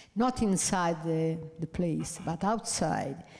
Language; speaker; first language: English; non-native, fluent; Italian